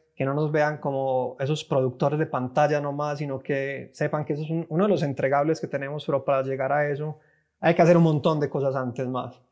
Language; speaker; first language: Spanish; native; Spanish